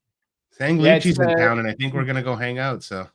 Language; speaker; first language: English; native; English